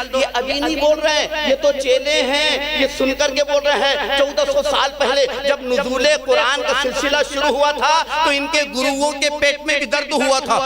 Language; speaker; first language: Urdu; native; Urdu